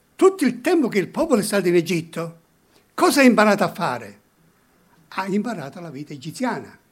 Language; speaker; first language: Italian; early bilingual, heritage; Italian